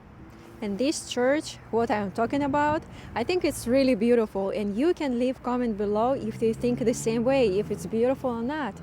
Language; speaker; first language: English; non-native, learner; Spanish